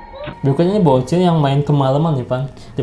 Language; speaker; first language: Indonesian; native; Indonesian